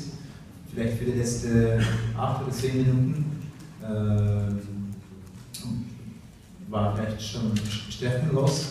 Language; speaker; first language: German; non-native, learner; Russian